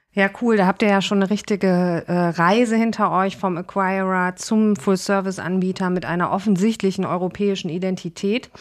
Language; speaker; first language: German; native; German